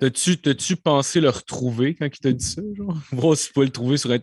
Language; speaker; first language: French; native; French